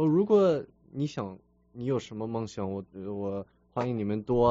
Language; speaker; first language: Chinese; early bilingual, heritage; Chinese